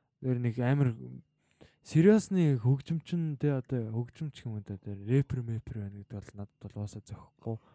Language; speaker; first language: Mongolian; native; Mongolian